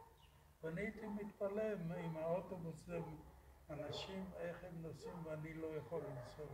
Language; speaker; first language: Hebrew; non-native, fluent; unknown